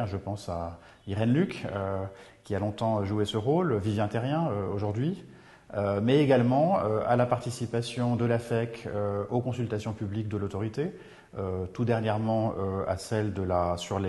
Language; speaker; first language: French; native; French